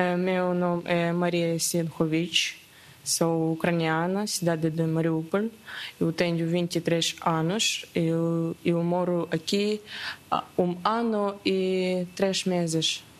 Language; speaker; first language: Portuguese; non-native, learner; Ukrainian